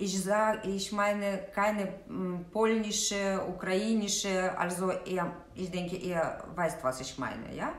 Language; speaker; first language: German; non-native, fluent; Russian